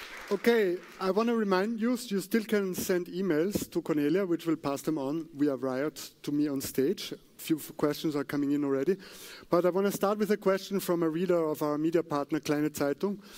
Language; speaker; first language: English; non-native, fluent; German